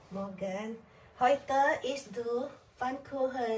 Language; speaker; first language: German; non-native, learner; Indonesian